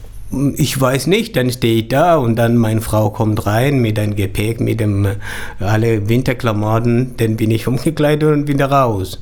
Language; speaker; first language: German; non-native, learner; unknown